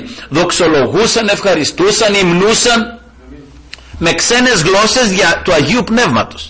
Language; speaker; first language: Greek; native; Greek